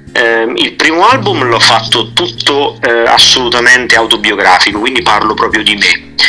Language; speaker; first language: Italian; native; Italian